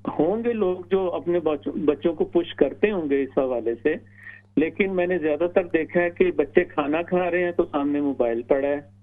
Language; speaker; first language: Urdu; native; Urdu